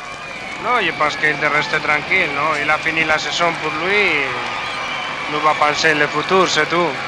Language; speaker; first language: French; non-native, learner; Spanish